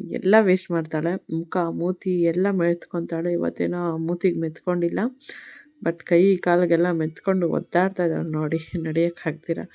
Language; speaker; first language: Kannada; native; Kannada